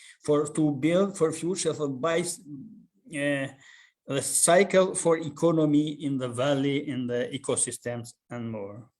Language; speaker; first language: English; non-native, learner; Albanian